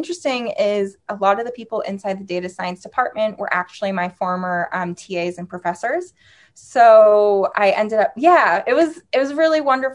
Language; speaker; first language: English; native; English